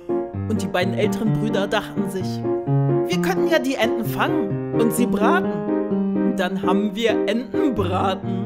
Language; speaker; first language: German; native; German